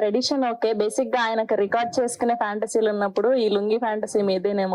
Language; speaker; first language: Telugu; native; Telugu